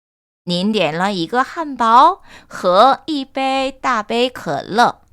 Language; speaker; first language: Chinese; non-native, fluent; Korean